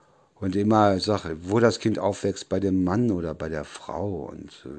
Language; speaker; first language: German; native; German